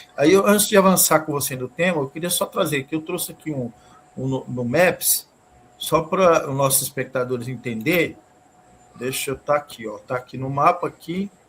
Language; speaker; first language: Portuguese; native; Portuguese